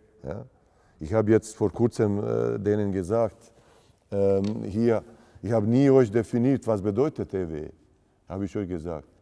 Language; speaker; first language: German; non-native, fluent; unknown